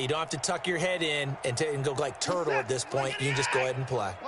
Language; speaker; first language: English; native; English